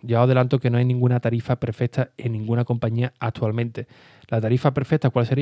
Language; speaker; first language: Spanish; native; Spanish